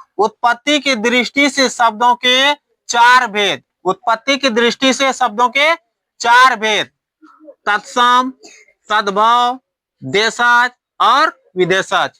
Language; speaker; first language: Hindi; native; Hindi